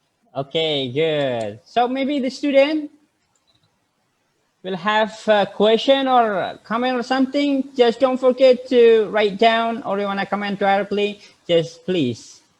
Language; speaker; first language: English; non-native, fluent; Indonesian